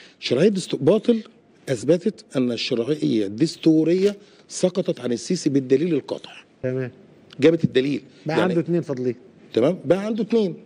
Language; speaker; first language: Arabic; native; Arabic